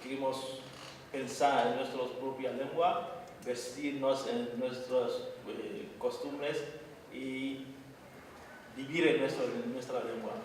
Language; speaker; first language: Spanish; non-native, fluent; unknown